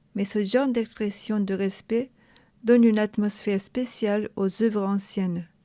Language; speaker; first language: French; non-native, fluent; Japanese